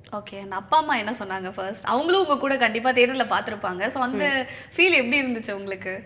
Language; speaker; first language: Tamil; native; Tamil